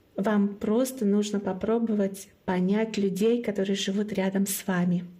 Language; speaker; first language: Russian; non-native, local second language; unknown